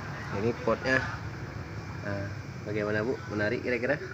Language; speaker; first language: Indonesian; native; Indonesian